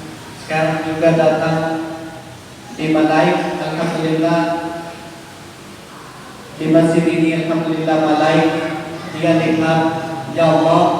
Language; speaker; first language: Indonesian; non-native, learner; Urdu